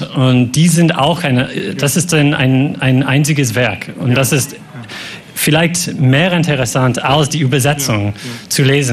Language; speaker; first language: German; non-native, fluent; English